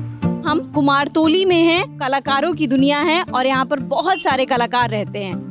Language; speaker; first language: Hindi; native; Hindi